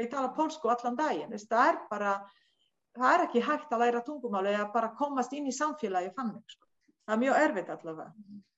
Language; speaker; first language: Icelandic; non-native, fluent; Polish